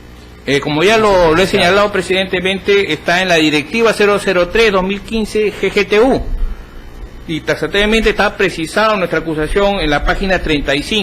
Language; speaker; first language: Spanish; native; Spanish